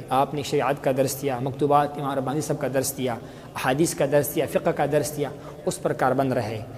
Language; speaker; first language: Urdu; non-native, local second language; Pashto